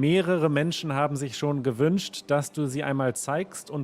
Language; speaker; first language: German; native; German